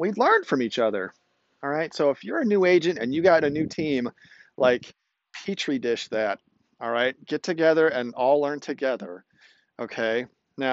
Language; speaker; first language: English; native; English